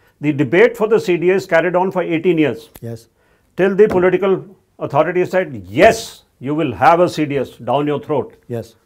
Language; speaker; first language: English; non-native, local second language; Hindi